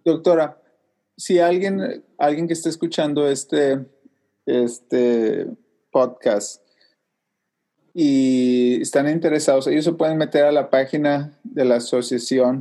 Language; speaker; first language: Spanish; native; Spanish